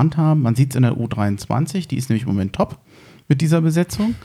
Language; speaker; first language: German; native; German